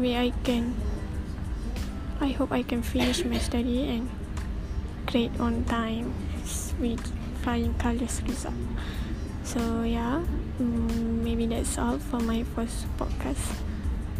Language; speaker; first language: English; non-native, local second language; Malay